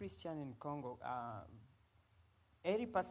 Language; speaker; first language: English; non-native, fluent; Swahili